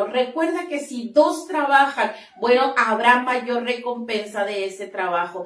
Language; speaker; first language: Spanish; native; Spanish